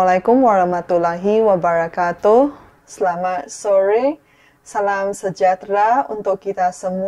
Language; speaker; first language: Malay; non-native, fluent; Chinese